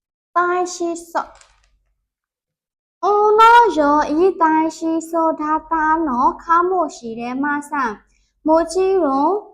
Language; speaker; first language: Japanese; non-native, learner; Burmese